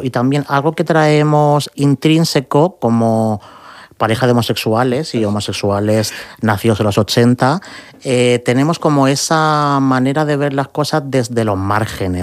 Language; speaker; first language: Spanish; native; Spanish